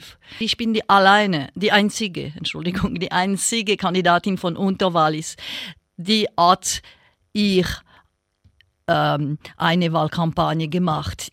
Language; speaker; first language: German; non-native, local second language; French